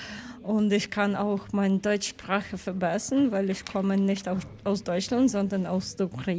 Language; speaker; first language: German; non-native, learner; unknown